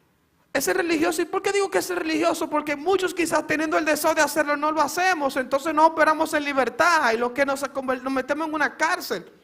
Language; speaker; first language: Spanish; native; Spanish